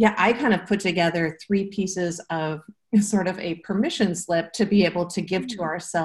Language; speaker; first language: English; native; English